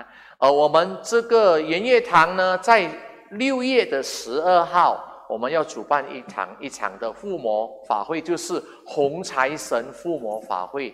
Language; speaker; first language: Chinese; non-native, fluent; Indonesian